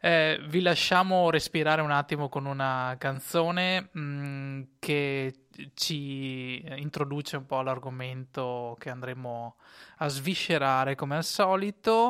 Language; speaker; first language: Italian; native; Italian